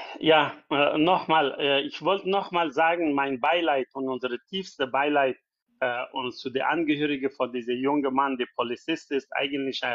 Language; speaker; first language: German; non-native, learner; Persian